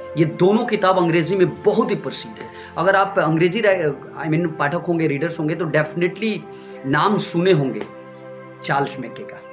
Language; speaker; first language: Hindi; native; Hindi